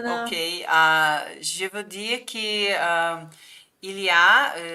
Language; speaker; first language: French; non-native, fluent; Portuguese